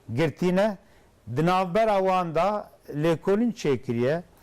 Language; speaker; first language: Kurdish; non-native, local second language; Zaza